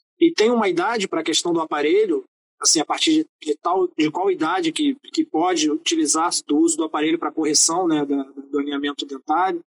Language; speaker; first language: Portuguese; native; Portuguese